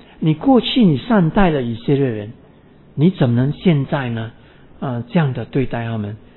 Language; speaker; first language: Chinese; native; Chinese